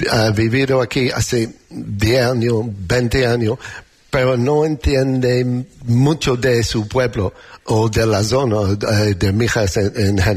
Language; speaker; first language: Spanish; non-native, learner; English